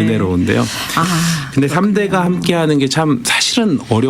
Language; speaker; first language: Korean; native; Korean